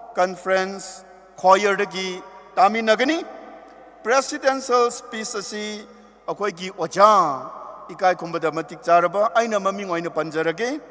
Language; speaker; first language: Manipuri; non-native, local second language; Tangkhul Naga (India)